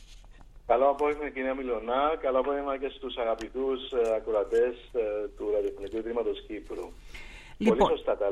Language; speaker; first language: Greek; native; Greek